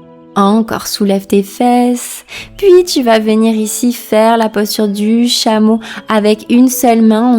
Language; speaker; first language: French; native; French